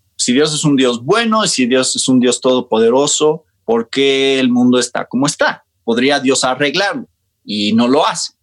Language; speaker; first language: Spanish; native; Spanish